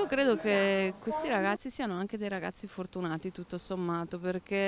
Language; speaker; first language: Italian; native; Italian